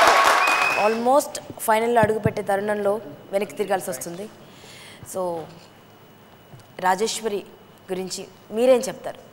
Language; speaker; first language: Telugu; native; Telugu